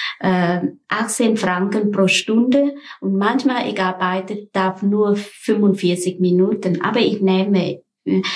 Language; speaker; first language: German; non-native, learner; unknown